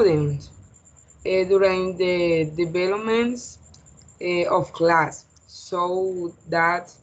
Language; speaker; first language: English; non-native, learner; Spanish